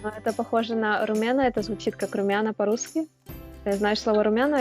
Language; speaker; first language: Russian; native; Russian